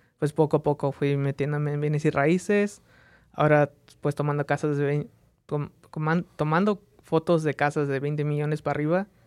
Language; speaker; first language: Spanish; early bilingual, heritage; Spanish